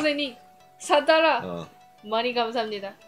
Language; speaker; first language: Korean; non-native, fluent; Japanese